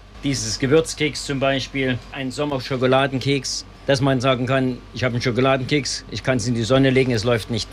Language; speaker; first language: German; native; German